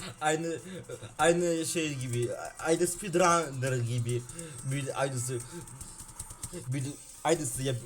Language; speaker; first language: Turkish; non-native, learner; Ukrainian